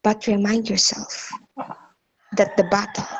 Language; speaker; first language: English; non-native, local second language; Filipino